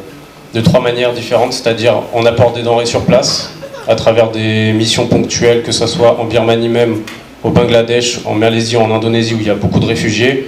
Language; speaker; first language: French; native; French